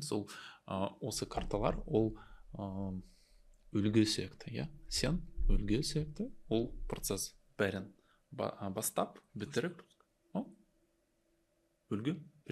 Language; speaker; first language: Kazakh; non-native, learner; Russian